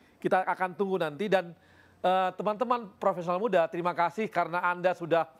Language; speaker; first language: Indonesian; native; Indonesian